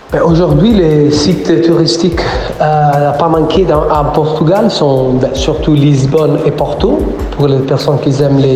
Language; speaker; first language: French; non-native, fluent; Italian